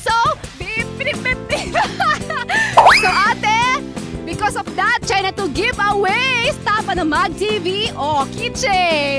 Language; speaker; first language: English; non-native, local second language; Chavacano